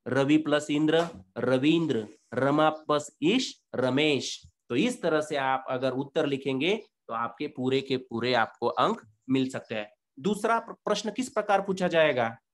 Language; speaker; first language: Hindi; non-native, local second language; Marathi